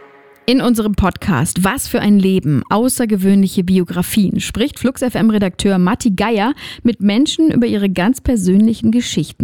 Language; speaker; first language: German; native; German